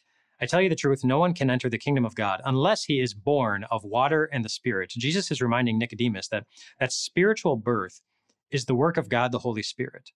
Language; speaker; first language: English; native; English